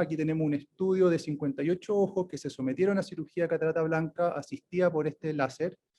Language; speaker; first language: Spanish; native; Spanish